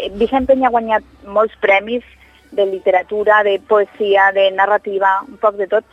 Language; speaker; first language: Catalan; native; Catalan